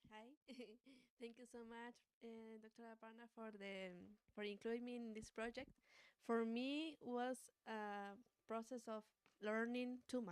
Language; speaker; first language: English; non-native, learner; Spanish